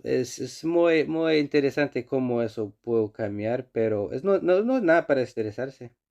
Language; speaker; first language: Spanish; non-native, fluent; Icelandic